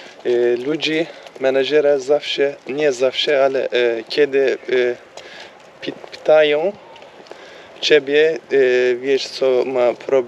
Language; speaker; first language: Polish; non-native, learner; Turkish